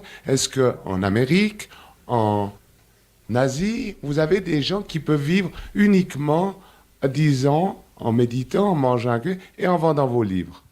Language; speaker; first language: French; native; French